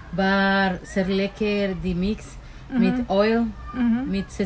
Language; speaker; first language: German; non-native, learner; Spanish